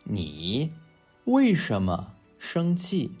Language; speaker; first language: Chinese; non-native, fluent; English